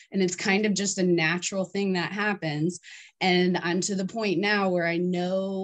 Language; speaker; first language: English; native; English